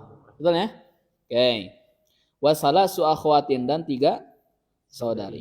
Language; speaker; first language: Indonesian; non-native, local second language; Sundanese